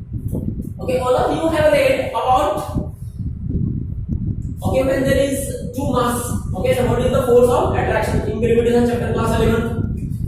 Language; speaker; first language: English; non-native, local second language; Hindi